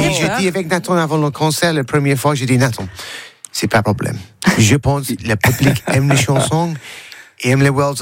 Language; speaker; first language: French; non-native, learner; English